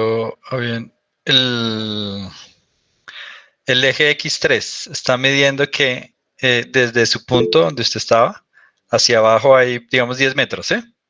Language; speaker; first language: Spanish; native; Spanish